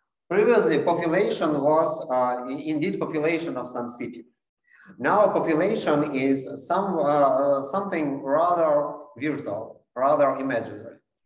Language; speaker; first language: English; non-native, fluent; Russian